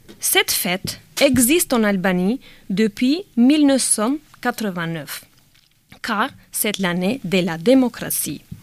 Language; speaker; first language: French; non-native, learner; Albanian